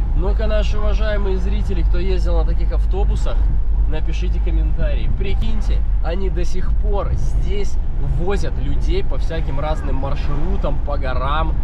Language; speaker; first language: Russian; native; Russian